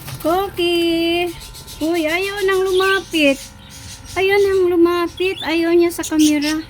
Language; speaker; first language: Filipino; non-native, local second language; Cebuano